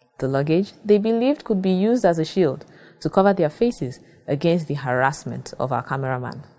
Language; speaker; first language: English; non-native, local second language; Yoruba